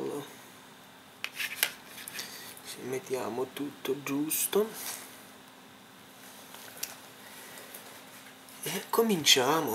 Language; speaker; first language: Italian; non-native, fluent; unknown